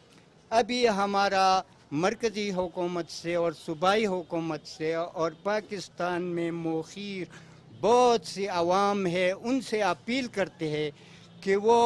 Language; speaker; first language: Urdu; non-native, local second language; Pashto